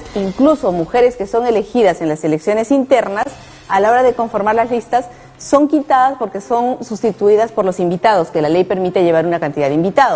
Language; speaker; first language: Spanish; native; Spanish